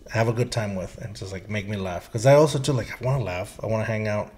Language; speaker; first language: English; early bilingual, heritage; Spanish